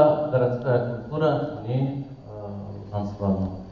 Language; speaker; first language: Russian; non-native, learner; Persian